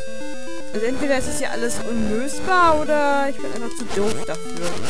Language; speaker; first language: German; native; German